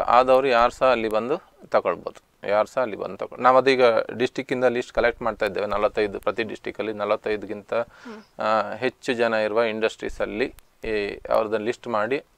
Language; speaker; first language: Kannada; native; Kannada